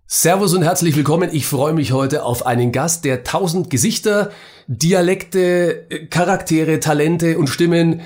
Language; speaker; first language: German; native; German